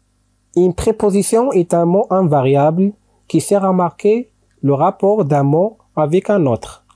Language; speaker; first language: French; non-native, local second language; Arabic